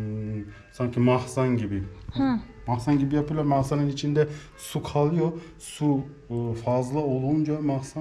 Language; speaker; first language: Turkish; non-native, learner; Persian